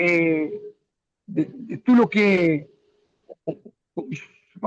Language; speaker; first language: French; non-native, learner; Spanish